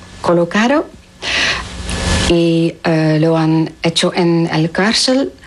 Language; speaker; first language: Spanish; non-native, learner; Dutch